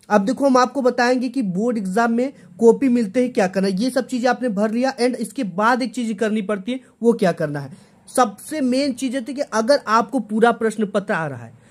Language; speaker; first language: Hindi; native; Hindi